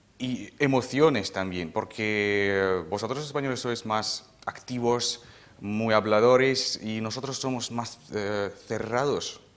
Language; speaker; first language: Spanish; non-native, fluent; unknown